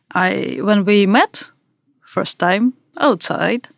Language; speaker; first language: English; non-native, fluent; Russian